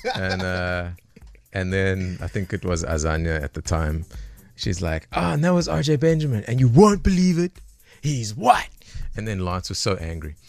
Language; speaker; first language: English; native; English